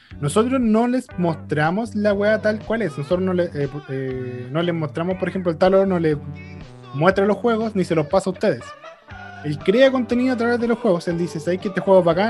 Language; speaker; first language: Spanish; native; Spanish